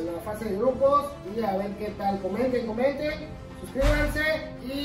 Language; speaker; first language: Spanish; native; Spanish